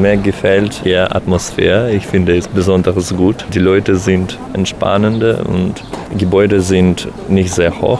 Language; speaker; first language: German; non-native, learner; Russian